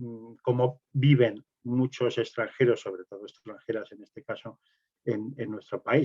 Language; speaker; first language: Spanish; native; Spanish